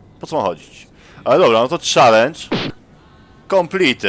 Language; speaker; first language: Polish; native; Polish